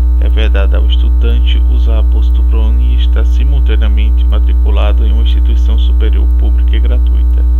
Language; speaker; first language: Portuguese; native; Portuguese